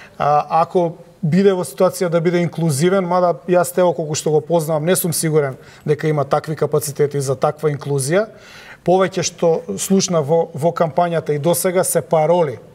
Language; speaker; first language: Macedonian; native; Macedonian